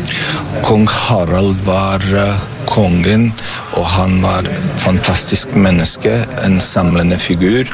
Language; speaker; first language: Norwegian; non-native, fluent; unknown